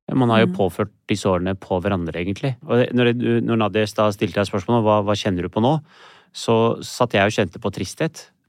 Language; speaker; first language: Norwegian; early bilingual, other home language; Urdu